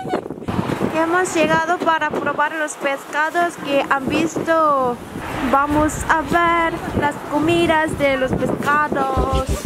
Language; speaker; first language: Spanish; non-native, fluent; Korean